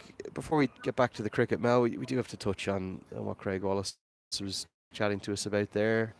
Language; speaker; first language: English; native; English